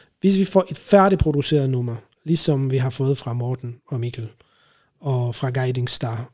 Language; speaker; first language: Danish; non-native, fluent; Polish